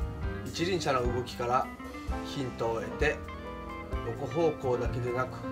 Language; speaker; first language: Japanese; native; Japanese